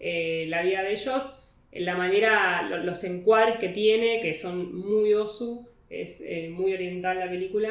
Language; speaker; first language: Spanish; native; Spanish